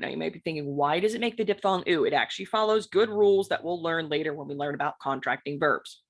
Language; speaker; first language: English; native; English